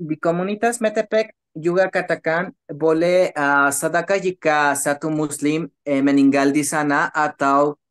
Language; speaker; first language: Indonesian; non-native, learner; Spanish